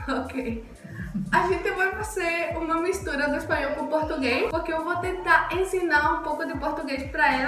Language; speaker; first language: Portuguese; non-native, learner; Spanish